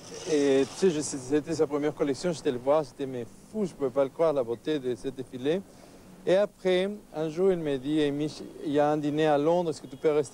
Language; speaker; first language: French; non-native, fluent; Spanish